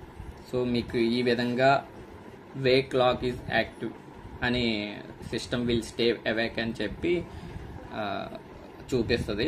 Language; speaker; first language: Telugu; native; Telugu